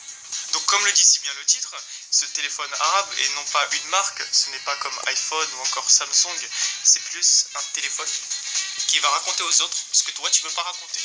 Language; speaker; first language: French; native; French